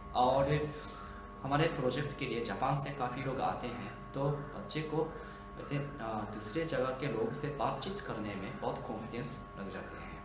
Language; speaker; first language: Hindi; non-native, fluent; Japanese